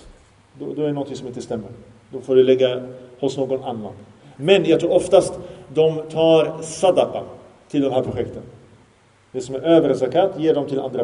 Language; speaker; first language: Swedish; early bilingual, other home language; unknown